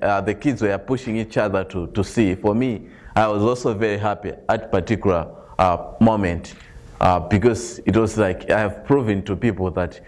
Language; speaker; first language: English; non-native, local second language; Nyanja